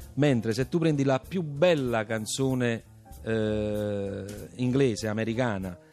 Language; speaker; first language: Italian; native; Italian